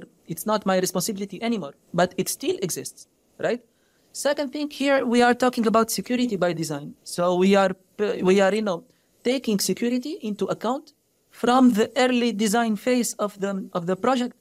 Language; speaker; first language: English; non-native, fluent; Arabic